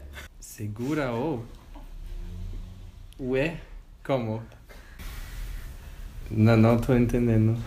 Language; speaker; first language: Portuguese; non-native, fluent; German